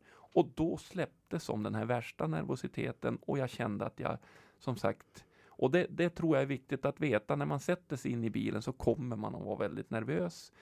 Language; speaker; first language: Swedish; native; Swedish